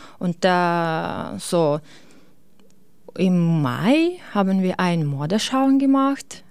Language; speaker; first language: German; non-native, learner; Ukrainian